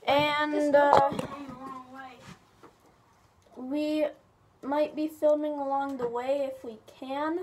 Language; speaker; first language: English; native; English